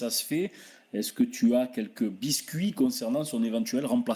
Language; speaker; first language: French; native; French